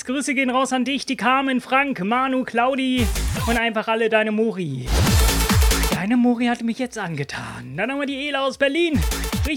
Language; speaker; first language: German; native; German